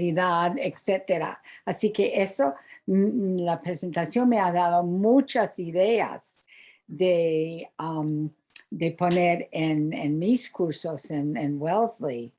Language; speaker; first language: Spanish; non-native, fluent; English